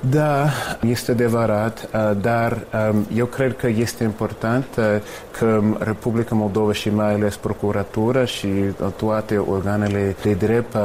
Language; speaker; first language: Romanian; non-native, fluent; English